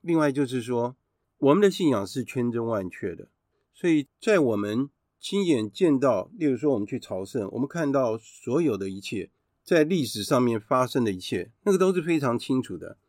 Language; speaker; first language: Chinese; native; Chinese